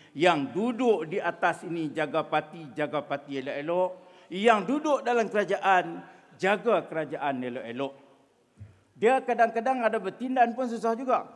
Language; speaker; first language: Malay; native; Malay